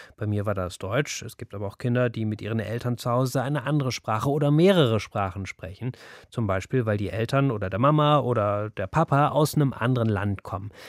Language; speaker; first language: German; native; German